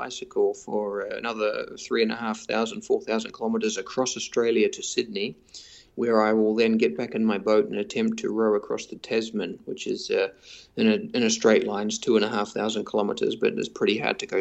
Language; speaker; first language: English; native; English